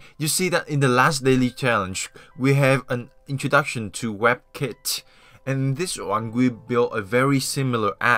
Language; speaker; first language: English; non-native, fluent; Vietnamese